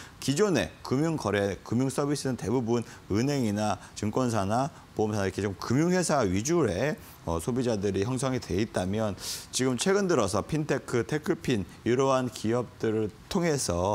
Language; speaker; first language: Korean; native; Korean